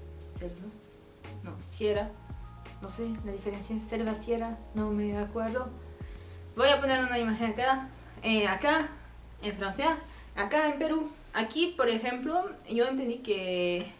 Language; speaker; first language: Spanish; non-native, learner; French